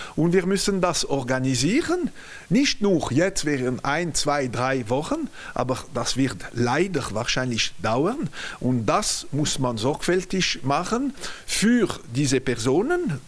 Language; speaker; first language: German; non-native, local second language; French